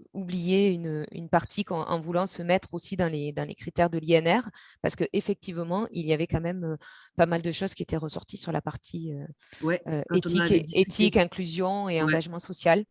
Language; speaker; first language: French; native; French